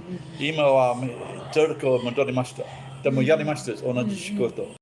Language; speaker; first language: Japanese; non-native, learner; English